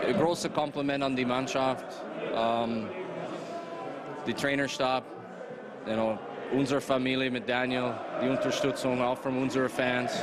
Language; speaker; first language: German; non-native, fluent; English